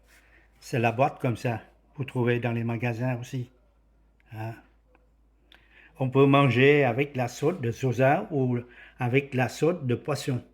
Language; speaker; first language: French; non-native, learner; Vietnamese